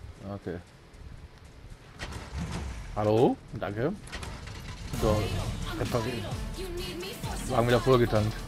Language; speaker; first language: German; native; German